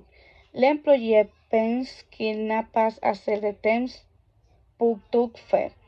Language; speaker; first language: French; non-native, learner; Spanish